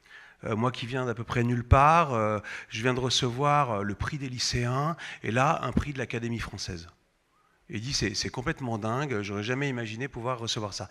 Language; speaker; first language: French; native; French